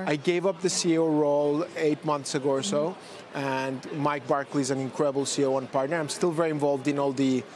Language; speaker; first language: English; non-native, fluent; Spanish